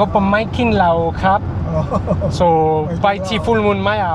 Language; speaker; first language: Thai; non-native, learner; French